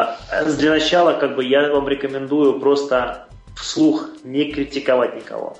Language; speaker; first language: Russian; native; Russian